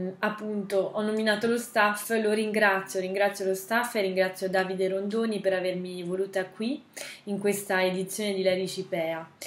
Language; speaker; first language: Italian; early bilingual, heritage; Italian